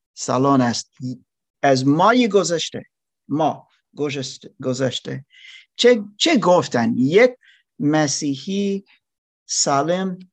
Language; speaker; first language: Persian; non-native, learner; German